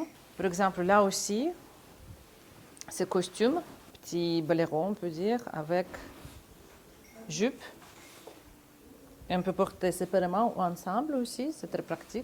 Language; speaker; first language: French; non-native, fluent; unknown